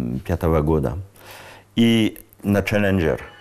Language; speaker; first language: Russian; non-native, learner; French